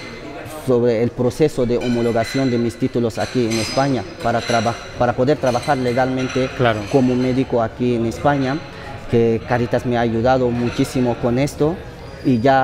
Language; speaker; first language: Spanish; non-native, fluent; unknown